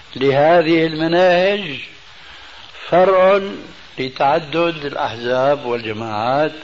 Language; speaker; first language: Arabic; early bilingual, other home language; Albanian